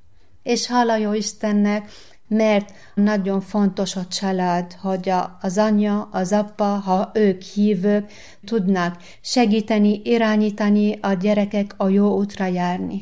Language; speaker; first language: Hungarian; non-native, learner; Arabic